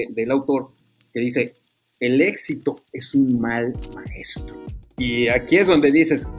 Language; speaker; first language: Spanish; native; Spanish